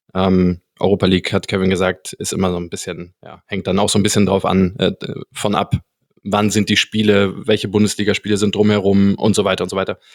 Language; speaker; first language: German; native; German